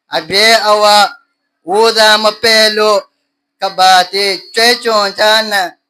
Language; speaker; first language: Burmese; non-native, local second language; Rohingya